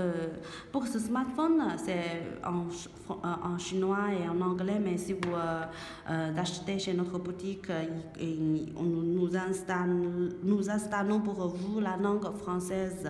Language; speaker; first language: French; non-native, learner; Chinese